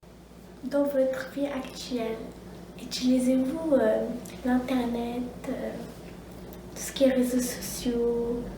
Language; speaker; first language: French; non-native, local second language; Arabic